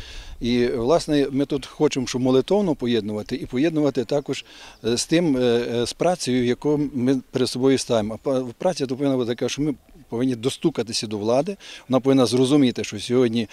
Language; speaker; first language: Ukrainian; native; Ukrainian